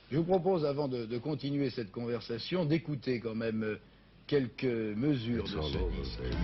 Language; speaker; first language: French; native; French